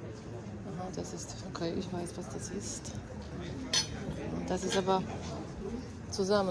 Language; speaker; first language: German; non-native, learner; Polish